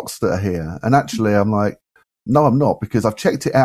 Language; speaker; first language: English; native; English